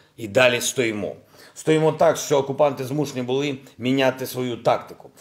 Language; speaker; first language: Ukrainian; non-native, local second language; Russian